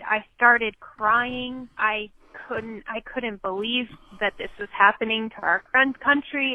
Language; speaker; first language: English; native; English